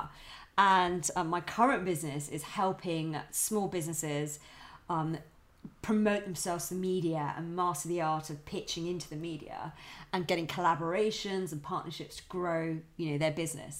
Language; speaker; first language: English; native; English